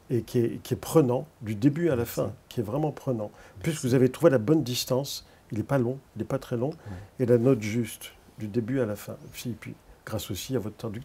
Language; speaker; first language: French; native; French